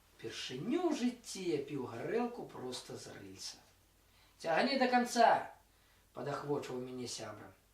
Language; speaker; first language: Belarusian; non-native, local second language; Russian